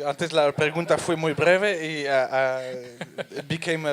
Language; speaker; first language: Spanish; non-native, fluent; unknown